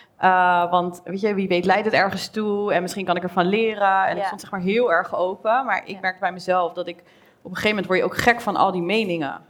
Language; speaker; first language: Dutch; native; Dutch